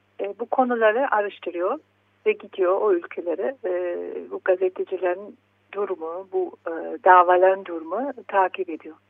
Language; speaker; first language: Turkish; non-native, fluent; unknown